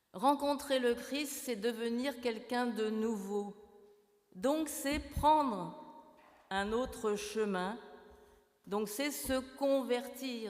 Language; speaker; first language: French; native; French